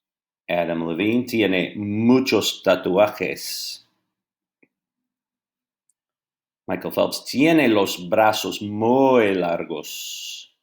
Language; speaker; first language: Spanish; non-native, fluent; English